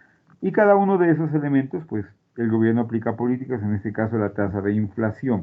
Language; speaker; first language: Spanish; native; Spanish